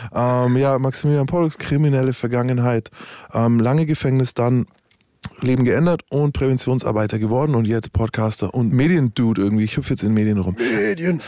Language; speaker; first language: German; native; German